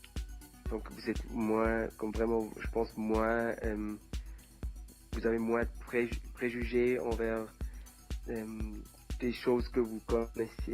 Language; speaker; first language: French; non-native, learner; Swedish